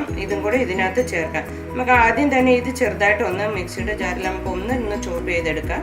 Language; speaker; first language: Malayalam; native; Malayalam